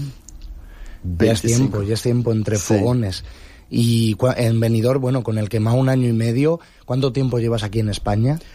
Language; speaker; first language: Spanish; native; Spanish